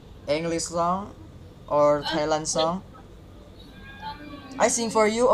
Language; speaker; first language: English; non-native, learner; Hakka Chinese